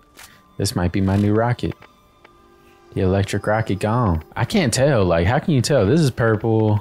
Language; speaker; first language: English; native; English